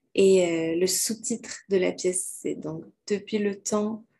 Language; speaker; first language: French; native; French